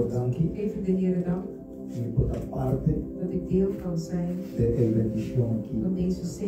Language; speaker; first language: Dutch; non-native, local second language; Papiamento